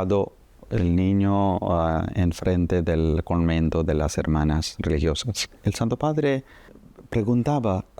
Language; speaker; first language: Spanish; non-native, fluent; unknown